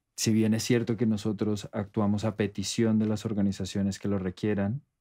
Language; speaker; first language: Spanish; native; Spanish